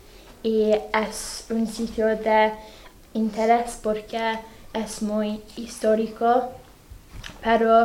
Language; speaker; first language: Spanish; non-native, fluent; English